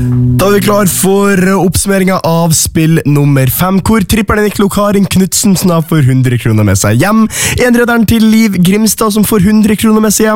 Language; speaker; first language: Norwegian; native; Norwegian